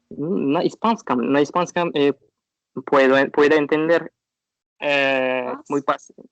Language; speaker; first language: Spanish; non-native, learner; Turkish